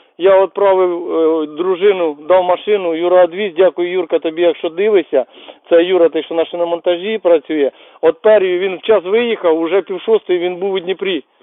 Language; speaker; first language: Ukrainian; native; Ukrainian